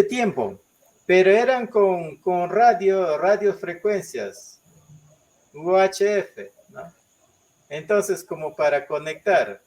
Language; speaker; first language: Spanish; non-native, local second language; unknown